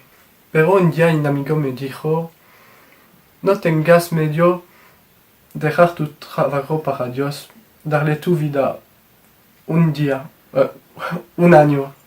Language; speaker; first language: Spanish; non-native, learner; French